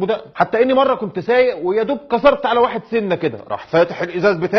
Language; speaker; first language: Arabic; native; Arabic